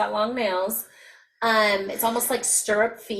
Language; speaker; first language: English; native; English